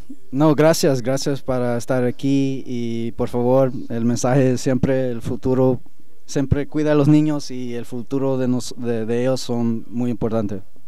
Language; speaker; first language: Spanish; early bilingual, heritage; Spanish